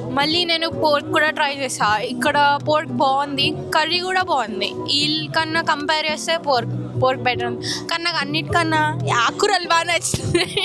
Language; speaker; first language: Telugu; native; Telugu